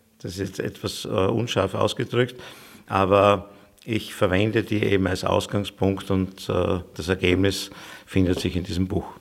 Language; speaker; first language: German; native; German